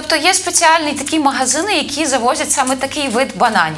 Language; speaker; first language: Ukrainian; native; Ukrainian